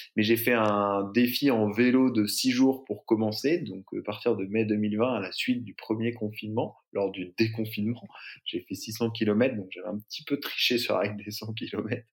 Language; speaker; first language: French; native; French